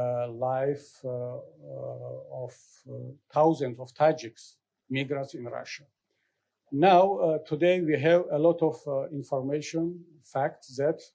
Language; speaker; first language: English; non-native, learner; Tajik